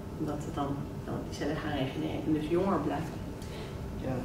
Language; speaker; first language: Dutch; native; Dutch